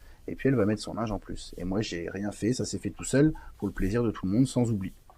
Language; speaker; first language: French; native; French